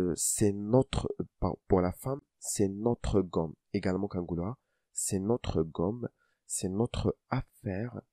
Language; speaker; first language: French; non-native, local second language; Arabic